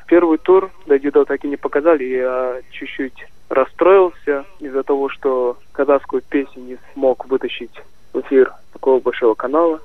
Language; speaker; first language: Russian; non-native, local second language; Kazakh